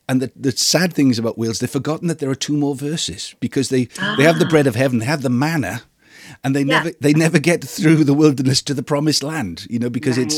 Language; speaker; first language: English; native; English